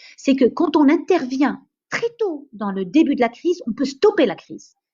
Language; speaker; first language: French; non-native, local second language; Arabic